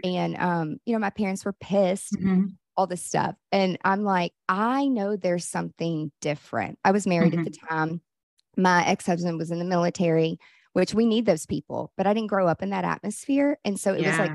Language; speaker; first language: English; native; English